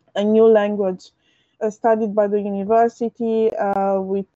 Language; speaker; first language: English; early bilingual, other home language; French